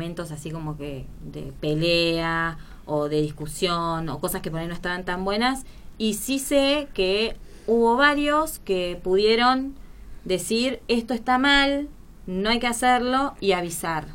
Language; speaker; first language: Spanish; native; Spanish